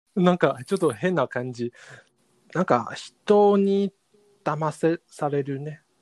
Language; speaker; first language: Japanese; non-native, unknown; Chinese